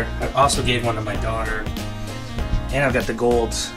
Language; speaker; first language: English; native; English